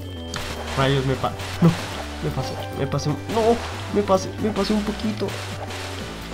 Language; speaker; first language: Spanish; native; Spanish